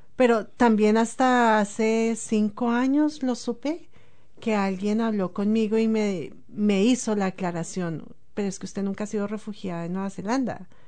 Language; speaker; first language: Spanish; native; Spanish